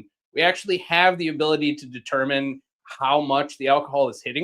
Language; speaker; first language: English; native; English